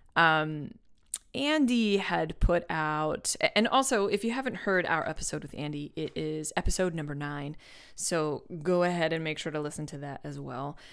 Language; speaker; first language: English; native; English